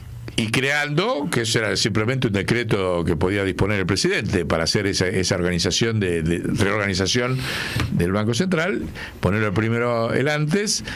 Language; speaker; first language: Spanish; native; Spanish